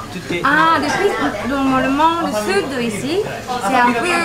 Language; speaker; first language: French; non-native, learner; Japanese